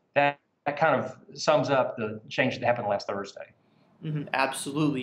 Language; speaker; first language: English; native; English